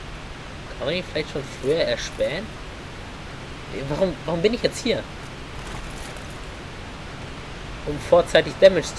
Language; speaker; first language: German; native; German